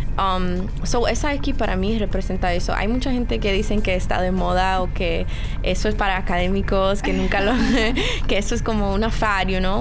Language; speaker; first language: Spanish; early bilingual, heritage; Spanish